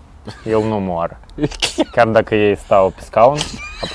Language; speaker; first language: Romanian; non-native, local second language; Russian